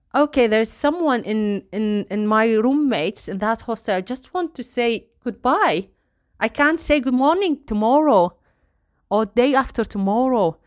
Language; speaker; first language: English; non-native, fluent; Arabic